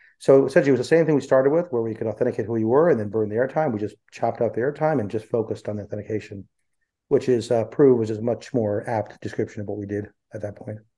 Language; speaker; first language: English; early bilingual, other home language; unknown